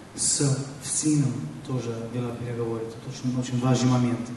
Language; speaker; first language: Russian; non-native, fluent; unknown